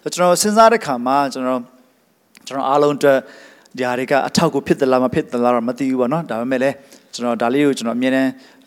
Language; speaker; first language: Burmese; non-native, local second language; Hakha Chin